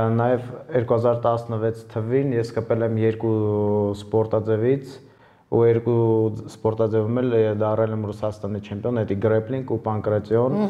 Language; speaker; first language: Armenian; early bilingual, heritage; Armenian